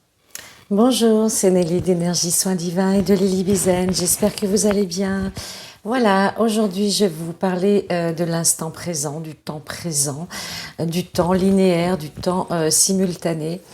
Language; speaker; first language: French; native; French